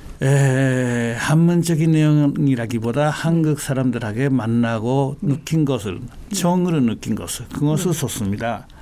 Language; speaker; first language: Korean; non-native, fluent; Japanese